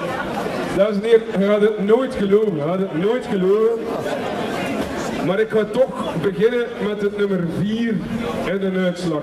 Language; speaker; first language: Dutch; native; Dutch